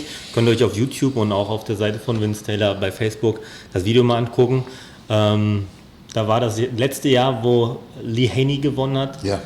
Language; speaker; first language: German; native; German